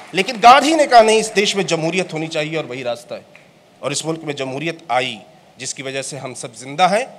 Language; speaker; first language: Hindi; native; Hindi